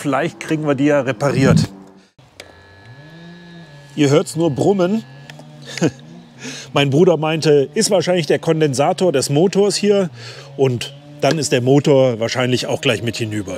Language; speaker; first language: German; native; German